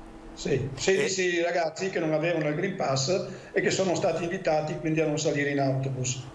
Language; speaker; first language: Italian; native; Italian